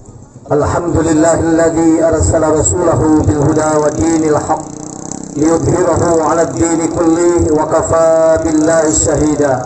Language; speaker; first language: Arabic; non-native, fluent; Indonesian